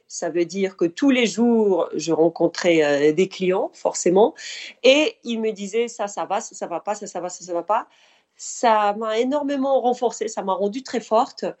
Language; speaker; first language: French; non-native, fluent; Spanish